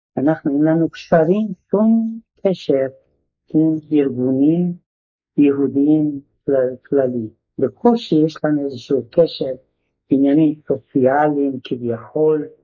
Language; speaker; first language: Hebrew; non-native, fluent; Hungarian